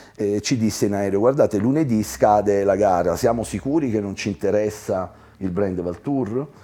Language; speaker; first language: Italian; native; Italian